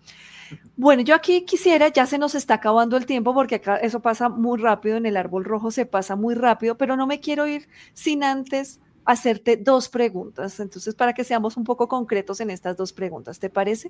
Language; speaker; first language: Spanish; native; Spanish